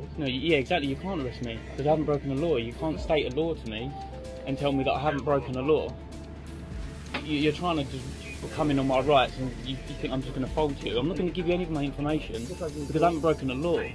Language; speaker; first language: English; native; English